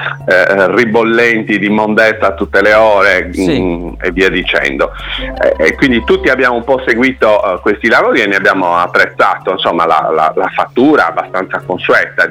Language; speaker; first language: Italian; native; Italian